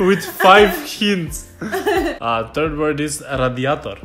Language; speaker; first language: English; non-native, fluent; Macedonian